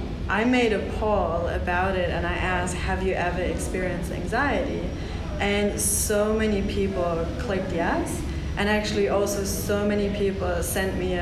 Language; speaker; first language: English; non-native, fluent; German